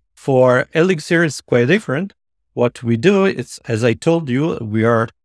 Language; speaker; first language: English; non-native, fluent; Italian